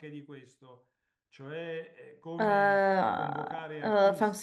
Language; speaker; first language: Italian; native; Italian